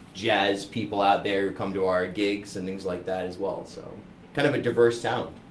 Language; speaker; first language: English; native; English